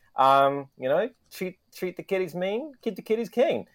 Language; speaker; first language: English; native; English